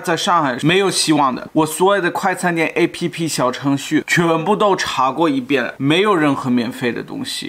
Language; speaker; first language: Chinese; non-native, fluent; German